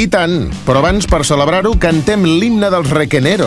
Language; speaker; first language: Catalan; native; Catalan